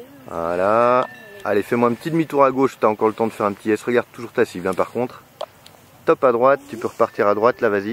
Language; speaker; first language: French; native; French